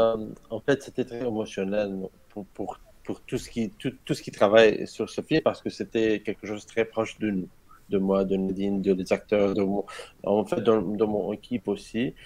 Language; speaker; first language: French; non-native, learner; Arabic